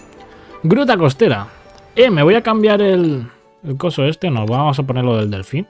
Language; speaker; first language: Spanish; native; Spanish